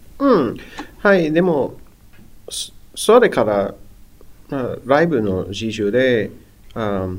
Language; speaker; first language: Japanese; non-native, learner; English